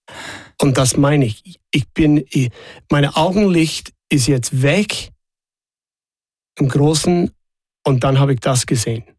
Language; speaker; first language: German; non-native, fluent; English